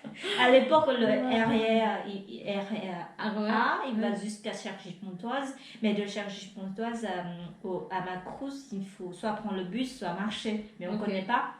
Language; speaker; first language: French; non-native, fluent; Vietnamese